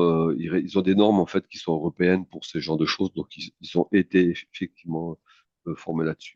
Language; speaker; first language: French; native; French